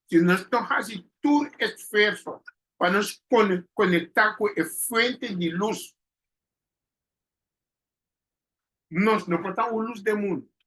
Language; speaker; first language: Portuguese; non-native, learner; Papiamento